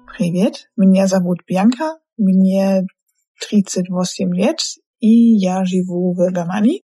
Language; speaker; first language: Russian; non-native, learner; German